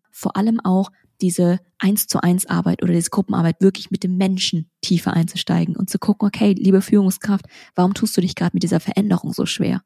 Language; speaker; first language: German; early bilingual, other home language; Vietnamese